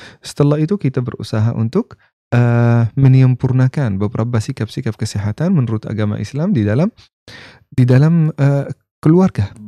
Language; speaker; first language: Indonesian; non-native, fluent; Arabic